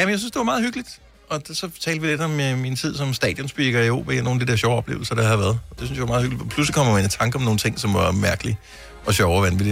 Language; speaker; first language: Danish; native; Danish